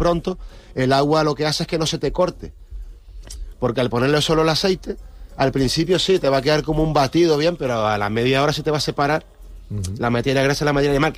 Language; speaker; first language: Spanish; native; Spanish